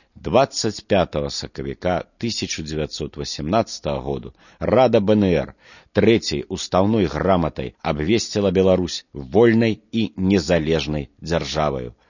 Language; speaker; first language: Belarusian; non-native, local second language; Russian